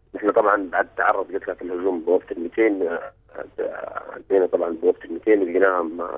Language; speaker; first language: Arabic; native; Arabic